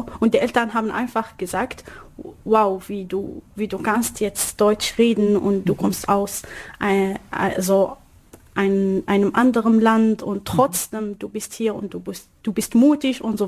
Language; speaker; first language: German; non-native, learner; Arabic